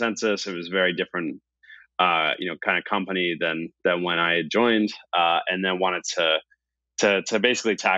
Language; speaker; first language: English; native; English